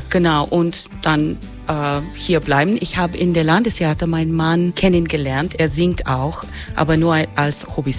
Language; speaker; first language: German; non-native, fluent; English